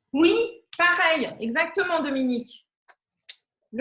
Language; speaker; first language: French; native; French